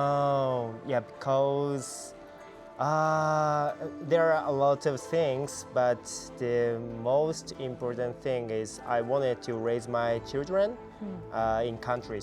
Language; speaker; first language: English; non-native, fluent; Japanese